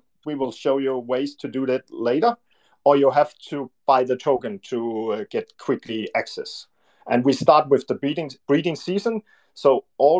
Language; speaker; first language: English; non-native, fluent; Danish